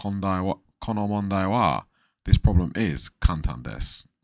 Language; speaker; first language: Japanese; non-native, learner; English